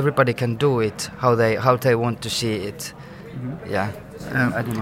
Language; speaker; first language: English; non-native, fluent; Finnish